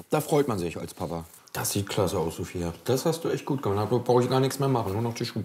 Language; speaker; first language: German; native; German